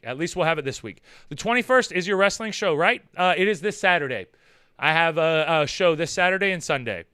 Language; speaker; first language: English; native; English